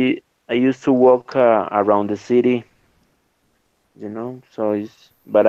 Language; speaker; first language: English; non-native, learner; Spanish